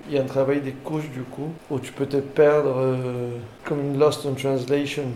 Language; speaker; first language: French; non-native, fluent; Spanish